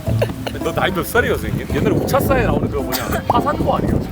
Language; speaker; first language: Korean; native; Korean